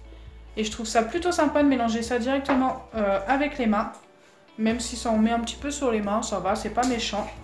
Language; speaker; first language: French; native; French